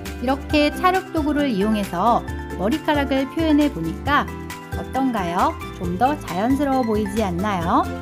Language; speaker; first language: Korean; native; Korean